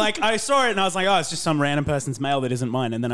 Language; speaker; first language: English; native; English